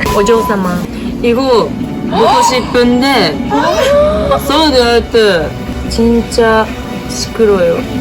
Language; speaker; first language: Korean; non-native, learner; Japanese